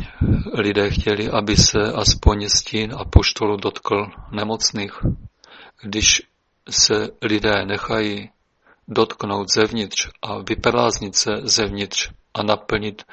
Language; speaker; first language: Czech; native; Czech